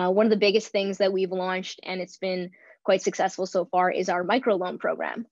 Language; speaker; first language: English; native; English